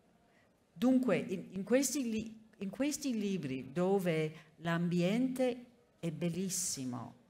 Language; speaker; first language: Italian; non-native, fluent; English